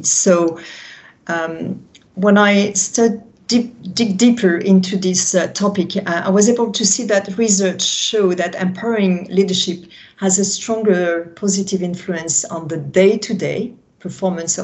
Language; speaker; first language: English; non-native, fluent; French